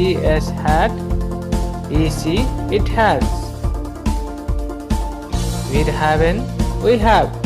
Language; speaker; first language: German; non-native, learner; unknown